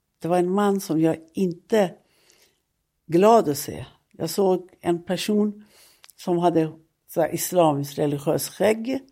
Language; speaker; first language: Swedish; non-native, fluent; Persian